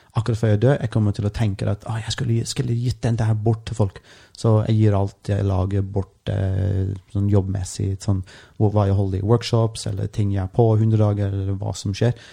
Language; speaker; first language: Norwegian; non-native, fluent; English